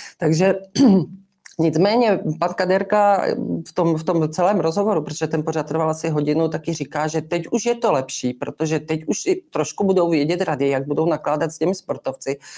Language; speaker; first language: Czech; native; Czech